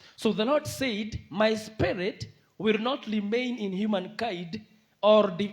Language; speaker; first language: English; non-native, local second language; Swahili